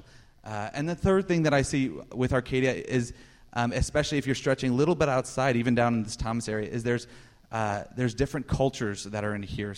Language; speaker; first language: English; native; English